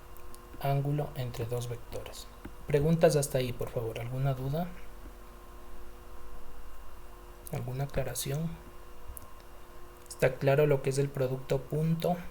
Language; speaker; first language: Spanish; native; Spanish